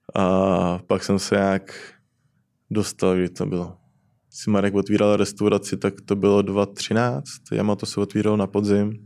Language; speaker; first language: Czech; native; Czech